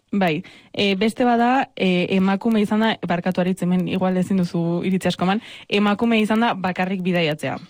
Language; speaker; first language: Basque; native; Basque